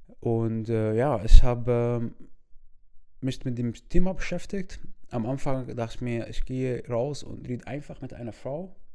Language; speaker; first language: German; non-native, fluent; Arabic